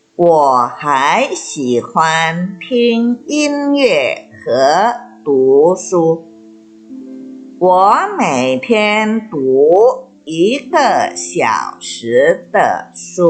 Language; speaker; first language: Chinese; non-native, fluent; Indonesian